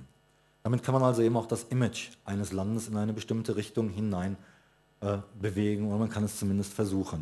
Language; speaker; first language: German; native; German